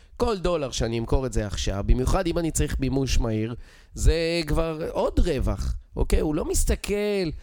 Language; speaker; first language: Hebrew; native; Hebrew